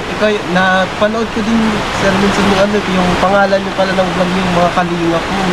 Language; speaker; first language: Filipino; non-native, local second language; Waray